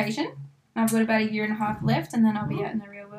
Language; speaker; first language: English; native; English